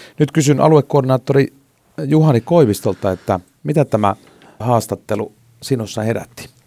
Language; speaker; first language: Finnish; native; Finnish